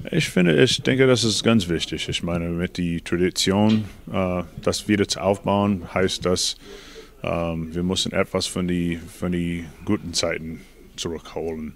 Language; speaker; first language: German; non-native, learner; English